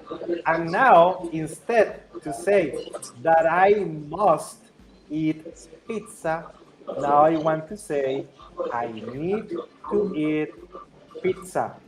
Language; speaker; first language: English; non-native, fluent; Spanish